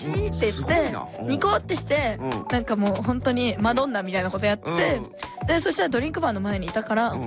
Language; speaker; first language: Japanese; native; Japanese